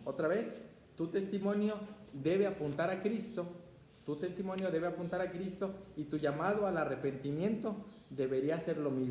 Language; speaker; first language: Spanish; native; Spanish